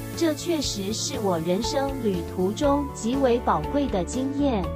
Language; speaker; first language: Chinese; non-native, fluent; Vietnamese